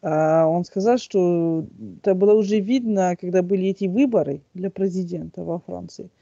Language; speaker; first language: Russian; non-native, fluent; French